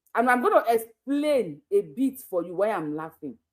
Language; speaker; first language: English; non-native, local second language; Yoruba